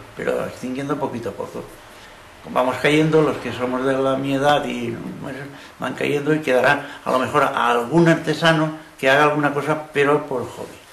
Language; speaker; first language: Spanish; non-native, local second language; Catalan